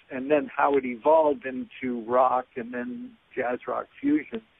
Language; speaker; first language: English; native; English